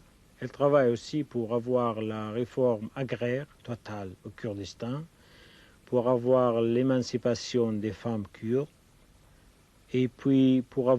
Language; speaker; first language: French; non-native, fluent; Kurdish